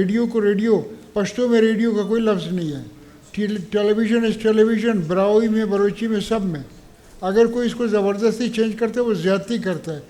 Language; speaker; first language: Urdu; non-native, local second language; Baluchi